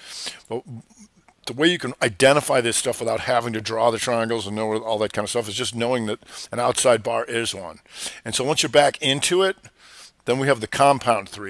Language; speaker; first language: English; native; English